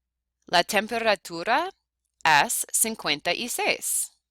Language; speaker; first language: Spanish; non-native, fluent; English